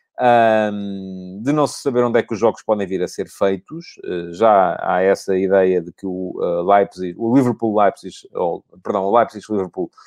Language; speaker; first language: Portuguese; native; Portuguese